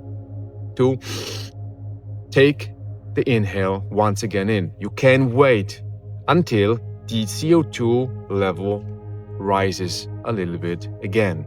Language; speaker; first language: English; non-native, fluent; Polish